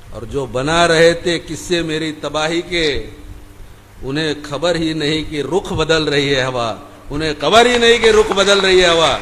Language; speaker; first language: Hindi; non-native, local second language; Marathi